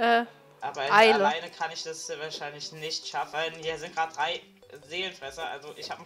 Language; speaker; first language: German; native; German